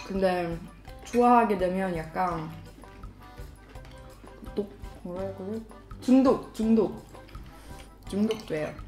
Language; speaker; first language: Korean; non-native, fluent; Swedish